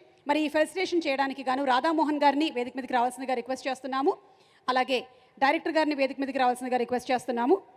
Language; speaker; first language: Telugu; native; Telugu